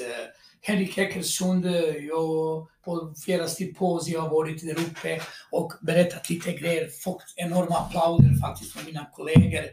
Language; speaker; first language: Swedish; non-native, fluent; Croatian